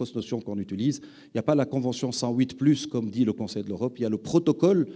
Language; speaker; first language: French; non-native, local second language; Arabic